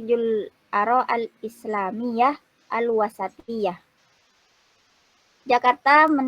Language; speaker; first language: Arabic; non-native, learner; Indonesian